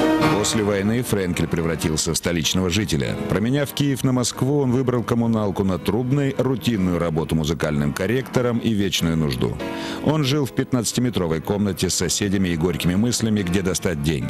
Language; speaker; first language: Russian; native; Russian